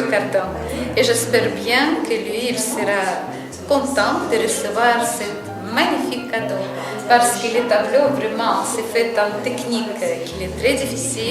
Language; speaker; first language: French; non-native, fluent; Russian